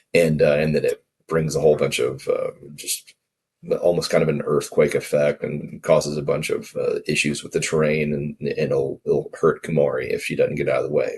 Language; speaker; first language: English; native; English